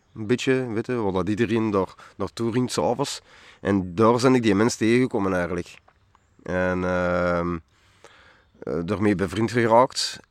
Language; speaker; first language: Dutch; non-native, fluent; French